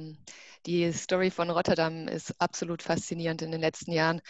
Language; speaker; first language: German; native; German